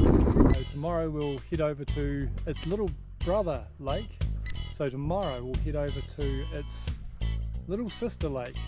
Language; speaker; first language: English; native; English